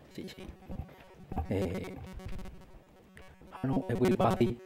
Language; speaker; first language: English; non-native, learner; Japanese